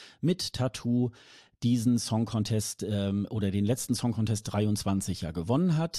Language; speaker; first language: German; native; German